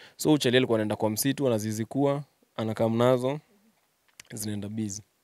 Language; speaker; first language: Swahili; native; Swahili